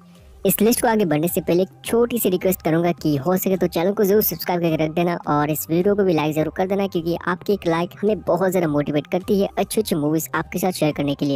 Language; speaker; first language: Hindi; native; Hindi